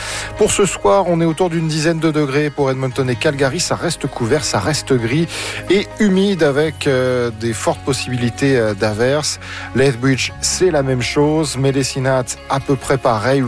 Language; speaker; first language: French; native; French